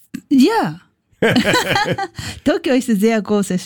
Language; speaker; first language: German; non-native, learner; Japanese